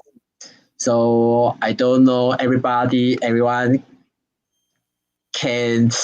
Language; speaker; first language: English; non-native, learner; Chinese